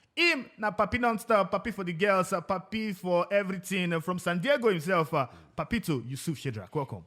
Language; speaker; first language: Nigerian Pidgin; non-native, local second language; Igbo